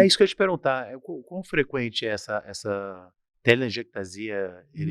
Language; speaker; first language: Portuguese; native; Portuguese